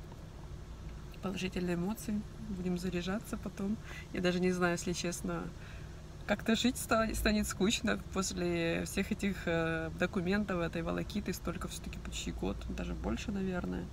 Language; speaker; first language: Russian; native; Russian